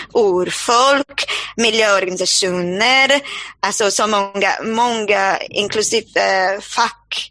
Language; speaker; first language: Swedish; non-native, fluent; Portuguese